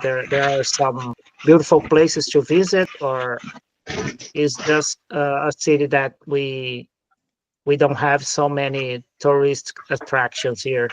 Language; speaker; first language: English; non-native, fluent; Portuguese